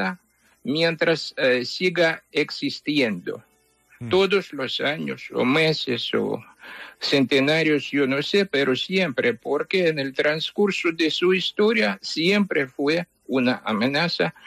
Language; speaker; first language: Spanish; non-native, fluent; Ukrainian